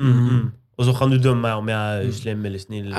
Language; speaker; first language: Norwegian; non-native, fluent; Arabic